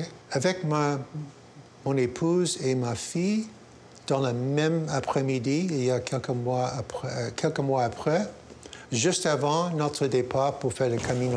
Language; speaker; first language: French; non-native, local second language; English